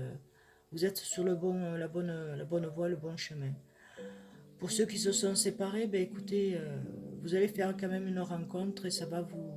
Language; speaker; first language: French; native; French